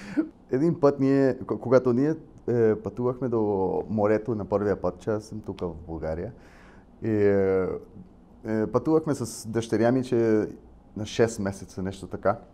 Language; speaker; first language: Bulgarian; non-native, learner; Spanish